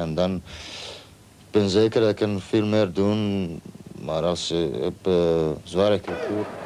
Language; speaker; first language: Dutch; non-native, learner; Croatian